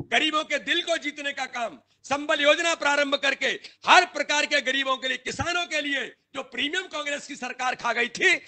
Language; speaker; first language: Hindi; native; Hindi